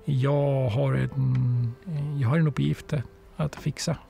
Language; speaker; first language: Swedish; non-native, fluent; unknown